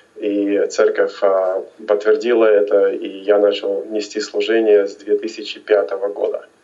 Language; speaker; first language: Russian; native; Russian